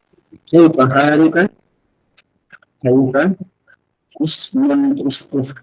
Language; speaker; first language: Arabic; non-native, learner; Indonesian